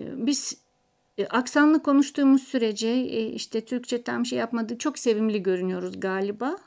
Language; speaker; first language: Turkish; non-native, fluent; Russian